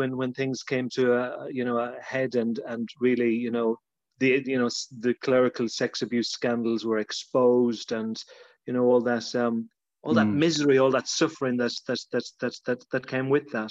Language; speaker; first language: English; native; English